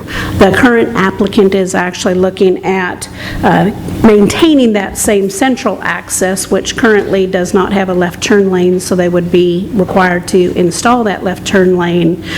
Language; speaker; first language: English; native; English